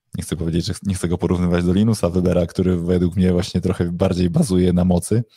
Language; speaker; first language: Polish; native; Polish